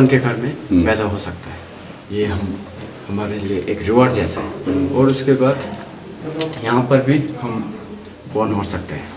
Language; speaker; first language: Hindi; non-native, learner; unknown